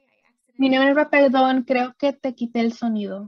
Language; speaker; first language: Spanish; early bilingual, other home language; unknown